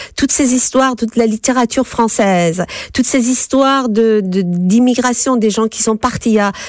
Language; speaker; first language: French; non-native, fluent; Persian